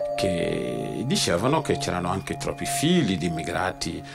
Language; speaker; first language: Italian; non-native, fluent; Wolof